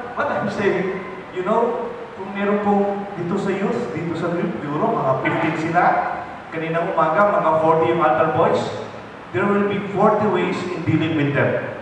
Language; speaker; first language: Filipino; non-native, local second language; Pampanga